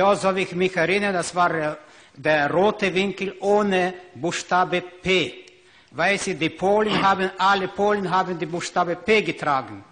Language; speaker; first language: German; non-native, learner; Ukrainian